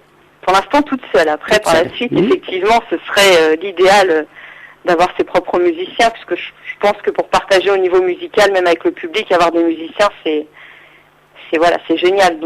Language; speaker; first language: French; native; French